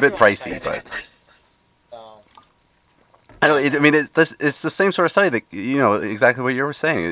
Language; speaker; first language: English; native; English